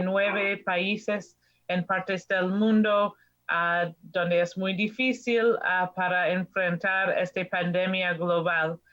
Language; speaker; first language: Spanish; non-native, fluent; English